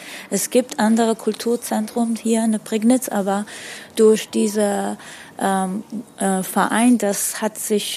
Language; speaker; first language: German; non-native, fluent; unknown